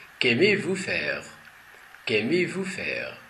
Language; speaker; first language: French; non-native, fluent; Portuguese